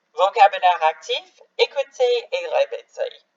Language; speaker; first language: French; non-native, fluent; English